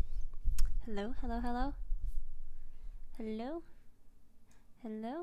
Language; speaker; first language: English; native; English